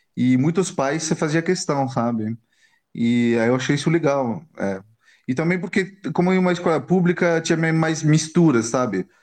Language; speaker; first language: Portuguese; non-native, fluent; French